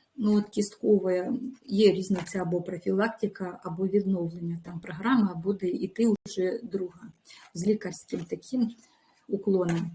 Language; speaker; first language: Ukrainian; non-native, local second language; Russian